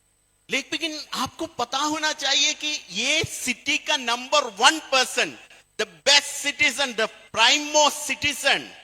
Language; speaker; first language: Hindi; non-native, local second language; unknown